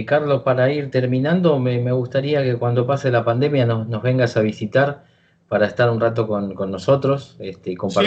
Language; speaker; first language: Spanish; native; Spanish